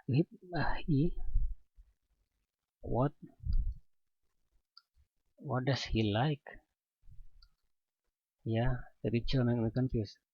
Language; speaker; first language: English; non-native, learner; Indonesian